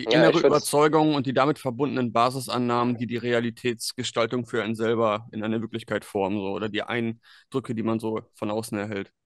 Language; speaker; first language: German; native; German